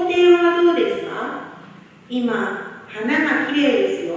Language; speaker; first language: Japanese; non-native, learner; Indonesian